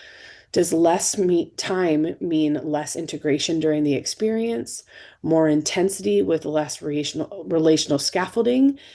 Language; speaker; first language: English; native; English